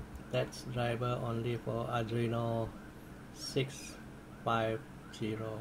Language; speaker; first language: English; non-native, local second language; Malay